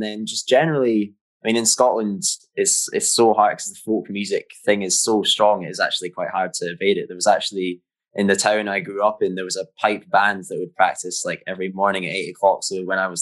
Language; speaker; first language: English; native; English